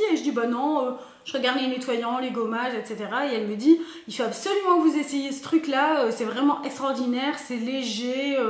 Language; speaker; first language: French; native; French